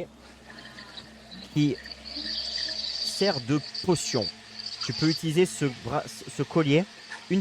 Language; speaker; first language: French; native; French